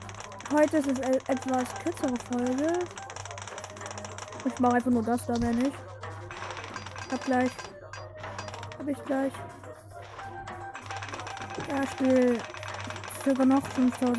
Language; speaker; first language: German; native; German